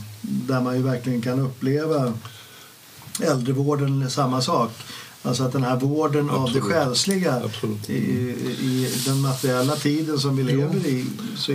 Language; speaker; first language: Swedish; native; Swedish